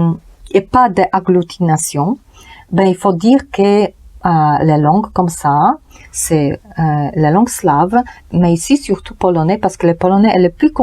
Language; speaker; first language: French; non-native, learner; Polish